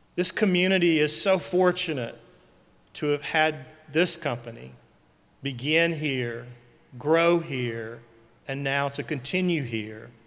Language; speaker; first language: English; native; English